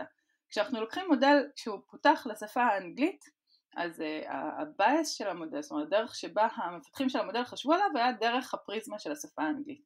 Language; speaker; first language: Hebrew; native; Hebrew